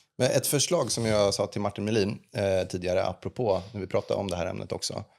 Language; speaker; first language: Swedish; native; Swedish